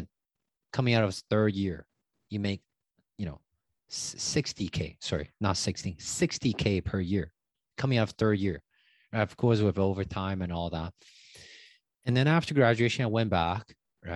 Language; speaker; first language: English; non-native, fluent; Chinese